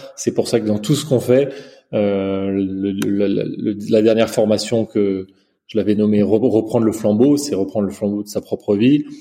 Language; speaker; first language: French; early bilingual, other home language; Chinese